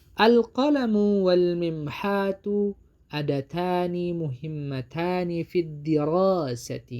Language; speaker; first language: Arabic; non-native, fluent; Indonesian